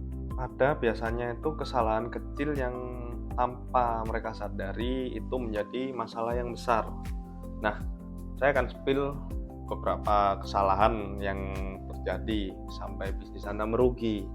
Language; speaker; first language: Indonesian; native; Indonesian